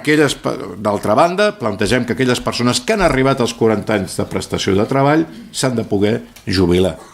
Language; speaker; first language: Catalan; native; Catalan